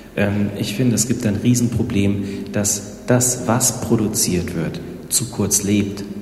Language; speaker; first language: German; native; German